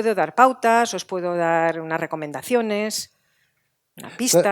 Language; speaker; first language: Spanish; native; Spanish